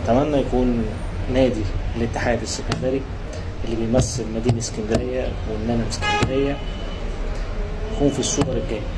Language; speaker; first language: Arabic; native; Arabic